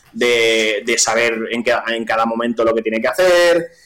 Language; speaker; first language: Spanish; non-native, local second language; Catalan